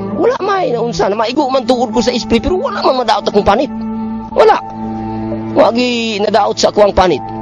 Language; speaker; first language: Cebuano; non-native, local second language; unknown